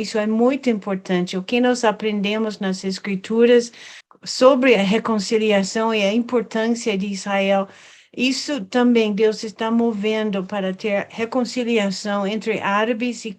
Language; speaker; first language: Portuguese; non-native, fluent; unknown